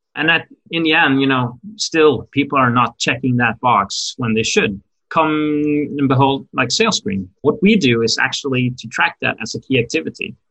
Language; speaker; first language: English; non-native, fluent; Norwegian